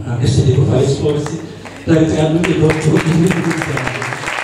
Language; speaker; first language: Italian; non-native, fluent; Indonesian